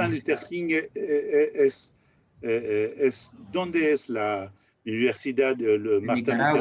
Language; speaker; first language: Spanish; non-native, learner; French